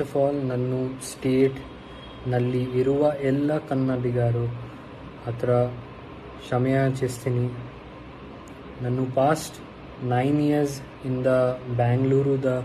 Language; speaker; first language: Kannada; non-native, local second language; Hindi